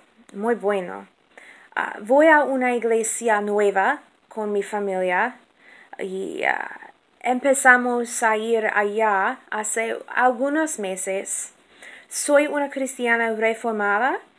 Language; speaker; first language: Spanish; non-native, learner; English